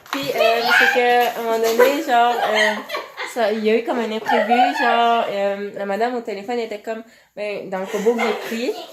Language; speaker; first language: French; native; French